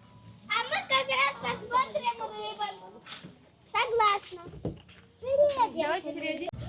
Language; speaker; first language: Russian; native; Russian